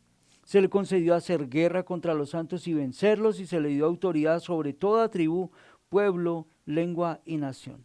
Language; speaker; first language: Spanish; native; Spanish